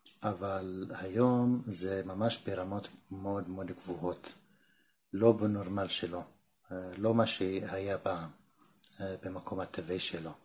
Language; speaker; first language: Hebrew; non-native, local second language; Arabic